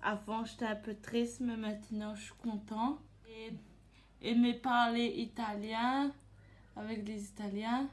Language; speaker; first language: French; non-native, local second language; Réunion Creole French